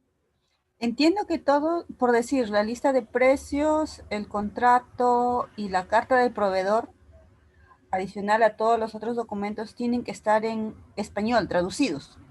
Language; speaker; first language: Spanish; native; Spanish